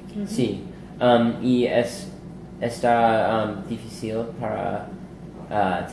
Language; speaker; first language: Spanish; non-native, learner; English